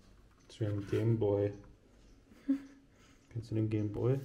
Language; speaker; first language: German; native; German